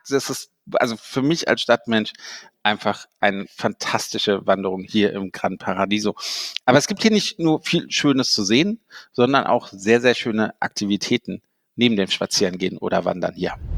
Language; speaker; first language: German; native; German